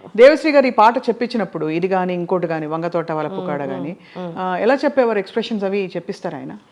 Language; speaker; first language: Telugu; native; Telugu